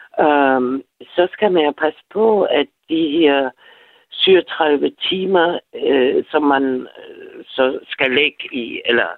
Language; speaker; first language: Danish; non-native, fluent; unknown